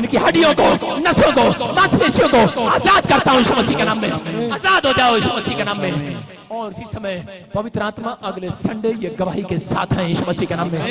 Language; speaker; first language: Hindi; non-native, local second language; Punjabi